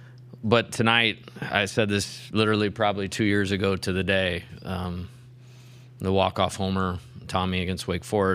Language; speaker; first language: English; native; English